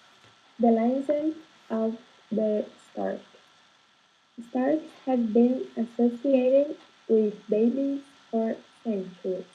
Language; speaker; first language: English; non-native, learner; Portuguese